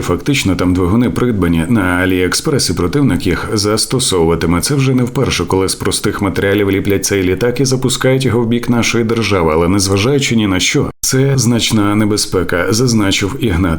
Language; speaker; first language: Ukrainian; native; Ukrainian